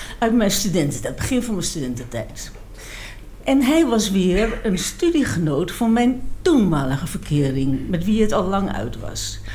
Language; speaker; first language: Dutch; native; Dutch